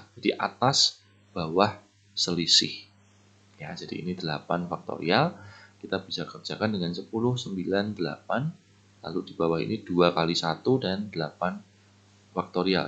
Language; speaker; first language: Indonesian; native; Indonesian